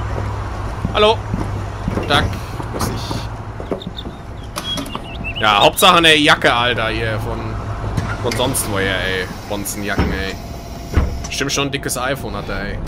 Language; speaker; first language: German; native; German